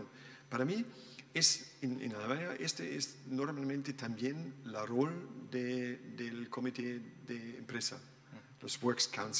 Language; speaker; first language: Spanish; non-native, learner; German